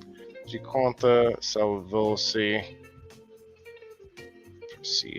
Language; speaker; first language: Portuguese; non-native, learner; English